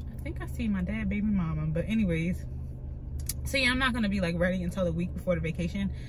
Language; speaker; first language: English; native; English